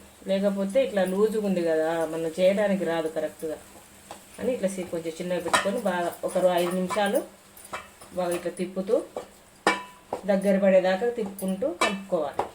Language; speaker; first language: Telugu; native; Telugu